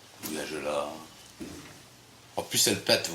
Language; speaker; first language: French; native; French